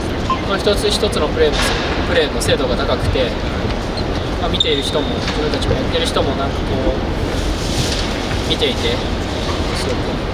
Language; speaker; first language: Japanese; native; Japanese